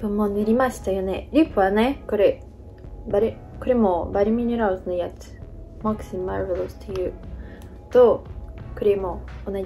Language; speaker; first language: Japanese; non-native, learner; Portuguese